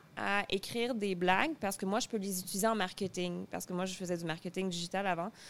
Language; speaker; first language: French; native; French